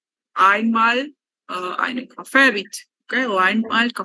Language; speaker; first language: German; non-native, learner; Spanish